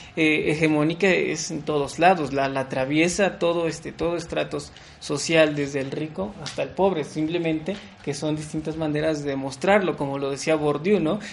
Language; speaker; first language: Spanish; early bilingual, heritage; French